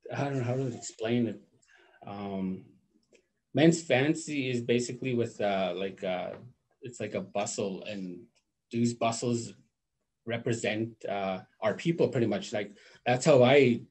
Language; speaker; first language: English; native; English